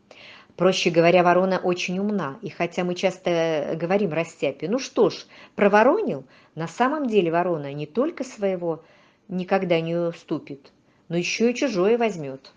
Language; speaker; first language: Russian; native; Russian